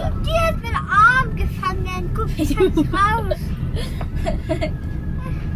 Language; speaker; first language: German; early bilingual, other home language; Vietnamese